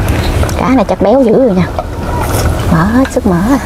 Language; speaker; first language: Vietnamese; native; Vietnamese